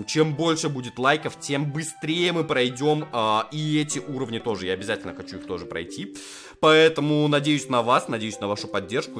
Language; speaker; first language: Russian; native; Russian